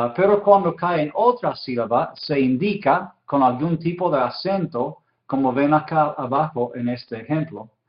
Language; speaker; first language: Spanish; non-native, fluent; English